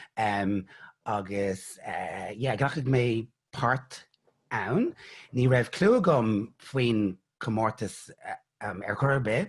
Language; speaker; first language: Irish; non-native, local second language; English